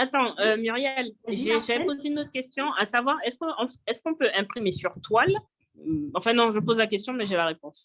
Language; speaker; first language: French; native; French